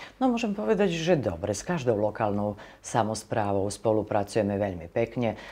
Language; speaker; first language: Slovak; native; Slovak